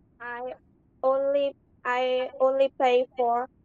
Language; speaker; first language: English; non-native, learner; Vietnamese